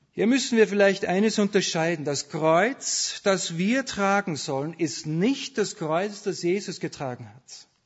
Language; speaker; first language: German; native; German